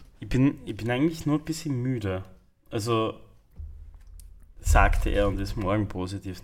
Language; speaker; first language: German; native; German